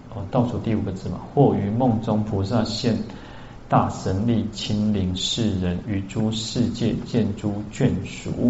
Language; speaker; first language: Chinese; native; Chinese